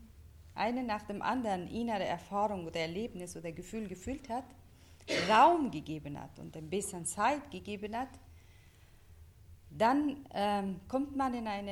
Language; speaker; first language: German; non-native, fluent; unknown